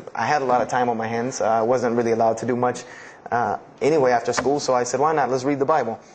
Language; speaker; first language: English; native; English